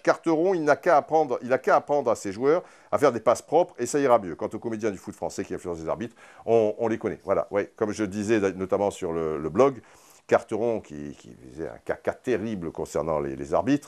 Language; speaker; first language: French; native; French